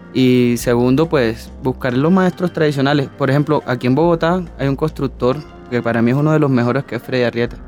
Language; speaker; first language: Spanish; native; Spanish